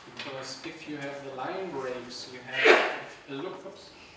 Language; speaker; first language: English; non-native, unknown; German